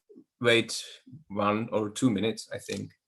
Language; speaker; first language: English; non-native, learner; Czech